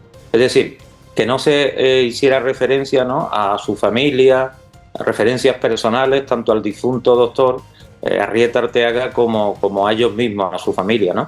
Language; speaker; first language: Spanish; native; Spanish